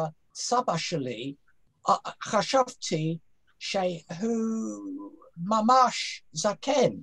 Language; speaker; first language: Hebrew; non-native, learner; English